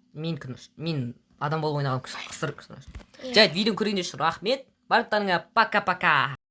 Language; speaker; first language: Kazakh; non-native, local second language; Russian